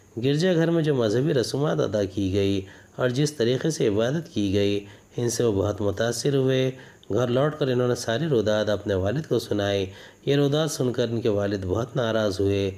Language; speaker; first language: Urdu; native; Urdu